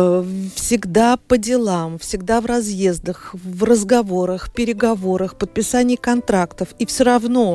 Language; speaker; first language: Russian; native; Russian